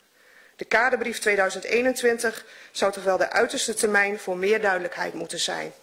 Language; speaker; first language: Dutch; native; Dutch